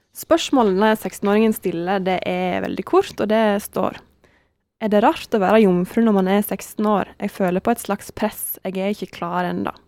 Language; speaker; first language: Norwegian; native; Norwegian